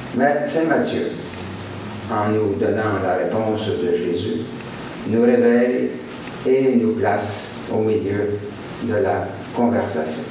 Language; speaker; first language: French; native; French